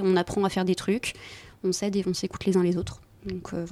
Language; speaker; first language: French; native; French